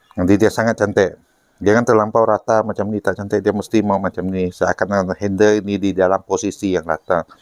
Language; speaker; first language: Malay; non-native, local second language; Chinese